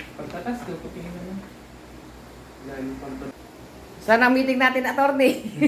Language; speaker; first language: Filipino; native; Filipino